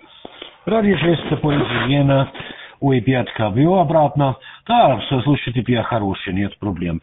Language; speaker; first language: Russian; non-native, learner; German